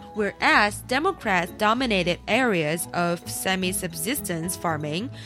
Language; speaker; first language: English; non-native, fluent; Chinese